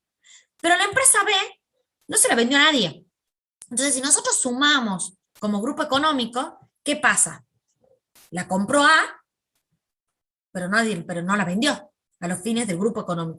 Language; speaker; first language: Spanish; native; Spanish